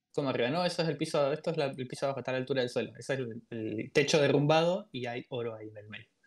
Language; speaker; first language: Spanish; native; Spanish